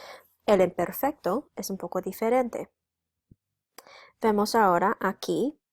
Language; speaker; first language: Spanish; non-native, fluent; English